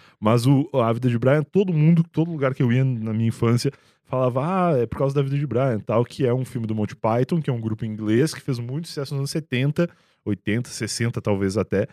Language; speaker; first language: Portuguese; native; Portuguese